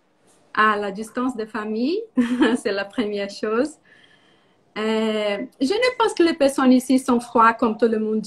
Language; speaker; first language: French; non-native, learner; Portuguese